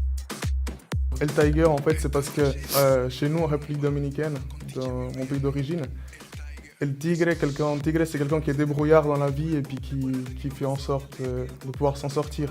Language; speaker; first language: French; early bilingual, other home language; Spanish